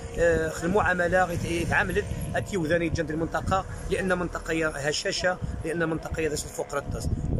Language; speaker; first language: Arabic; non-native, local second language; Riffian